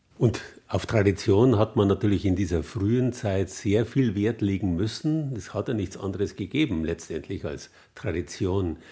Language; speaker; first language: German; native; German